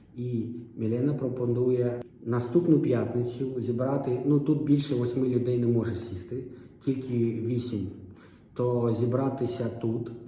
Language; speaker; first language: Ukrainian; native; Ukrainian